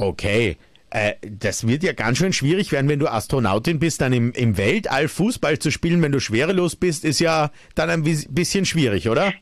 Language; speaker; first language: German; native; German